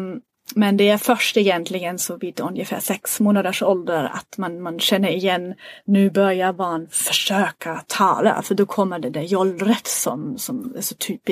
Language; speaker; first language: Swedish; non-native, fluent; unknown